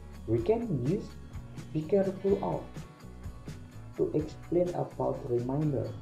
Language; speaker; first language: English; non-native, fluent; Indonesian